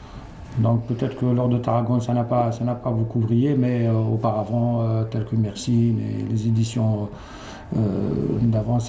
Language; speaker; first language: French; non-native, local second language; Arabic